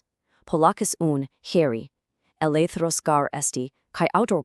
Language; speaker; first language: Greek; non-native, learner; English